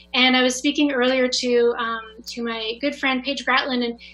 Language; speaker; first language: English; native; English